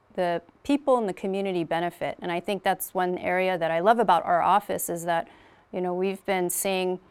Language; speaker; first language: English; native; English